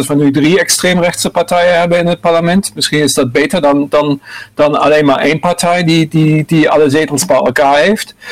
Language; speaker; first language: Dutch; non-native, fluent; German